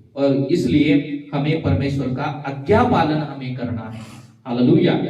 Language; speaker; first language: Hindi; non-native, local second language; Marathi